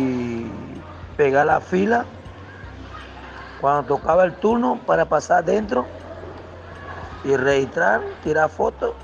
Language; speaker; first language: Spanish; non-native, local second language; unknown